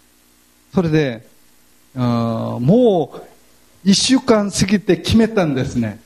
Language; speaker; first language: Japanese; non-native, fluent; Korean